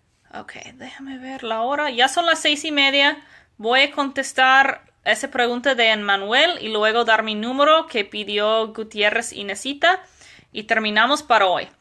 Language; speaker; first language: Spanish; non-native, fluent; English